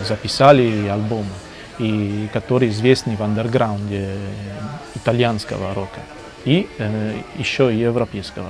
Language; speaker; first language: Russian; non-native, fluent; Italian